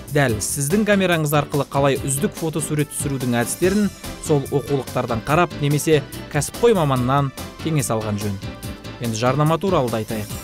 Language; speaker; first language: Kazakh; native; Kazakh